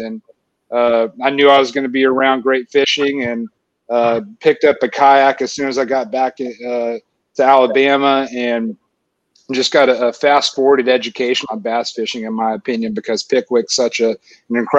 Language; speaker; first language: English; native; English